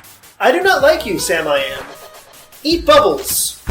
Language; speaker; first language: English; native; English